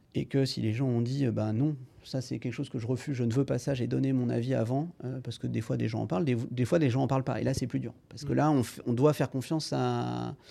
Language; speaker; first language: French; native; French